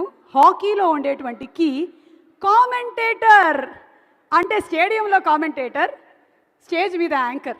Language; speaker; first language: Telugu; native; Telugu